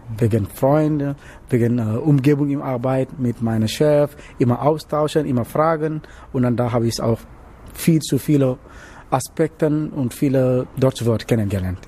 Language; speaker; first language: German; non-native, learner; Wolof